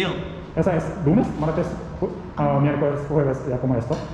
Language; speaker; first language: Spanish; non-native, learner; Korean